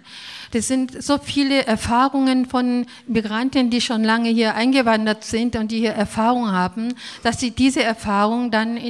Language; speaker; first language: German; non-native, fluent; Korean